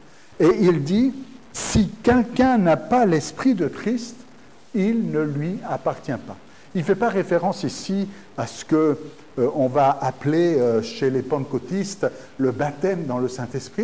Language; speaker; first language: French; native; French